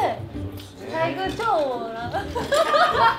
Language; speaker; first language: Chinese; non-native, fluent; Japanese